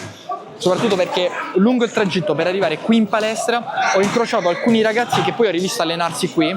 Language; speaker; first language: Italian; native; Italian